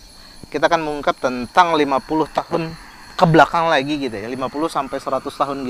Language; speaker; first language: Indonesian; native; Indonesian